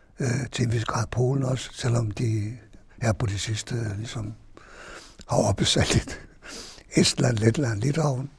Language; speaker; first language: Danish; non-native, fluent; Hungarian